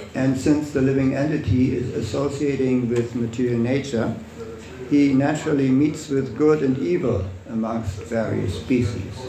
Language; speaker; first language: English; non-native, fluent; German